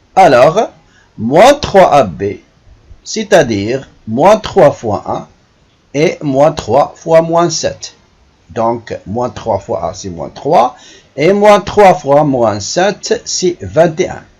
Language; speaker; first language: French; non-native, local second language; Arabic